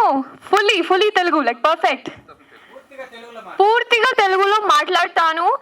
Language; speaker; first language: Telugu; non-native, learner; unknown